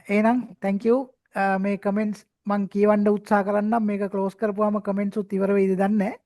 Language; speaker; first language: Sinhala; native; Sinhala